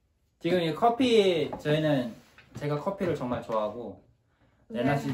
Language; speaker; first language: Korean; native; Korean